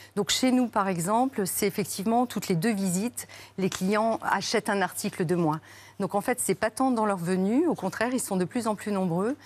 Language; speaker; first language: French; native; French